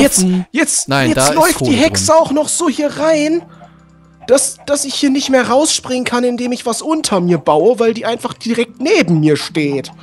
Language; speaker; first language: German; native; German